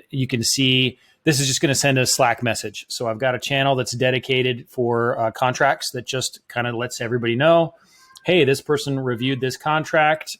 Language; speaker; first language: English; native; English